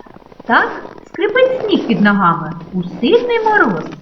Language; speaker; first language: Ukrainian; native; Ukrainian